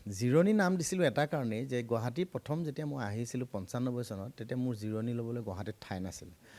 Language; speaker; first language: Assamese; native; Assamese